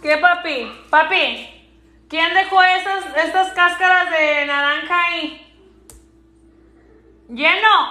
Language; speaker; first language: Spanish; early bilingual, heritage; Spanish